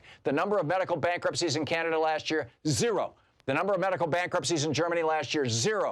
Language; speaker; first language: English; native; English